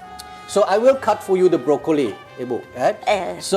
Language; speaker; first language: English; non-native, fluent; Indonesian